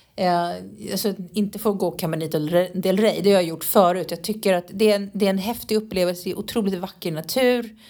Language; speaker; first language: Swedish; native; Swedish